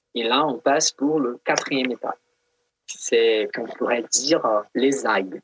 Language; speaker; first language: French; non-native, fluent; Portuguese